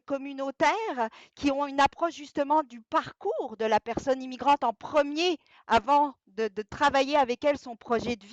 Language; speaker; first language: French; native; French